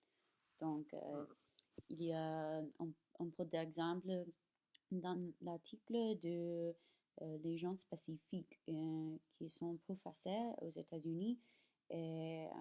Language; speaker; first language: French; non-native, learner; English